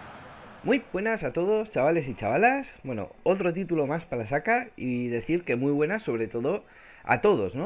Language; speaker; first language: Spanish; native; Spanish